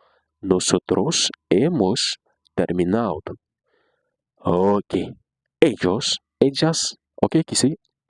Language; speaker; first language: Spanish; non-native, learner; Haitian Creole